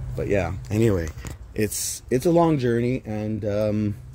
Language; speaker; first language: English; native; English